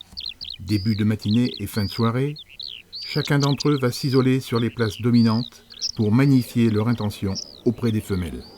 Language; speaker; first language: French; native; French